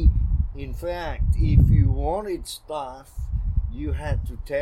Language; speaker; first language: English; non-native, fluent; French